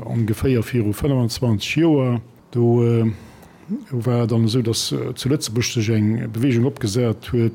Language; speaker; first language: Luxembourgish; early bilingual, other home language; Italian